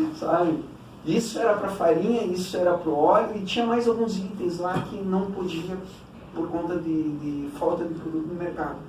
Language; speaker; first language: Portuguese; early bilingual, other home language; Cantonese